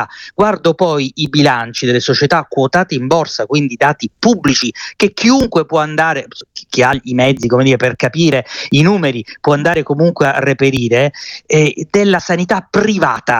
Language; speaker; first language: Italian; native; Italian